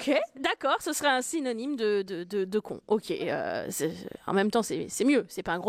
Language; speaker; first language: French; native; French